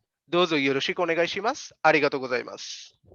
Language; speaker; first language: Japanese; non-native, learner; Bangla